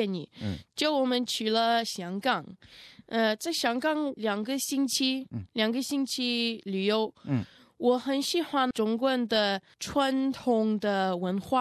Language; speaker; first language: Chinese; non-native, learner; Russian